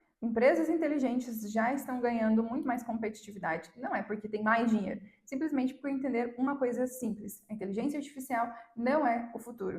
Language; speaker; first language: Portuguese; native; Portuguese